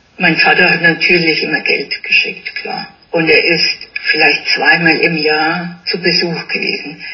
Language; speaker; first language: German; early bilingual, other home language; Italian